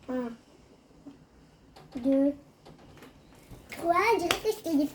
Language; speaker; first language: French; native; French